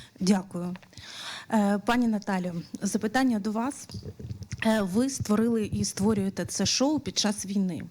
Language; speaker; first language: Ukrainian; native; Ukrainian